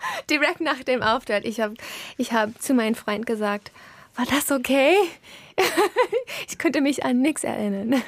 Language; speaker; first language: German; non-native, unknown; English